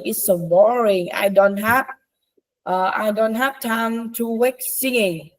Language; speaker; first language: English; non-native, learner; Vietnamese